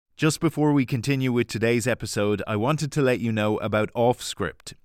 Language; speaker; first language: English; native; English